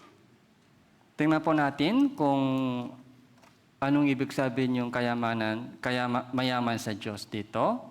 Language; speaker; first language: Filipino; non-native, fluent; Korean